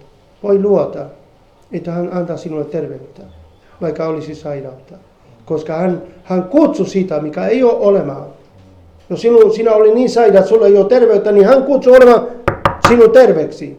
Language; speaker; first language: Finnish; non-native, fluent; Spanish